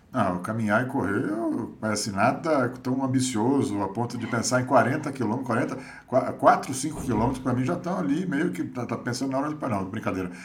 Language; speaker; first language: Portuguese; native; Portuguese